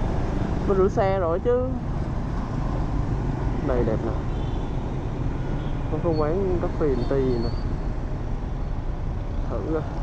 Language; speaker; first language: Vietnamese; native; Vietnamese